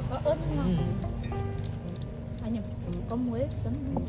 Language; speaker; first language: Chinese; non-native, learner; Vietnamese